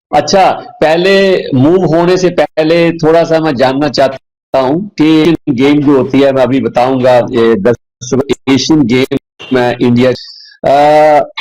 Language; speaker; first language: Hindi; non-native, local second language; Punjabi